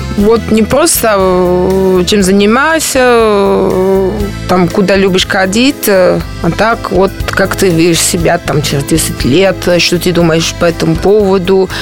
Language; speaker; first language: Russian; non-native, fluent; Italian